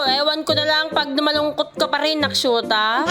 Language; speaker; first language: Filipino; native; Filipino